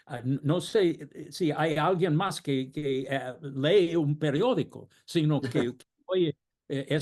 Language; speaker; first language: Spanish; non-native, fluent; English